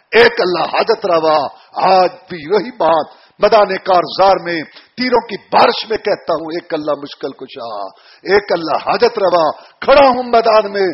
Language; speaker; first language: Urdu; non-native, local second language; Punjabi